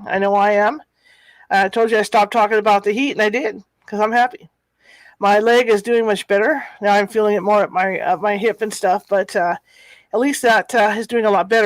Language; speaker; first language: English; native; English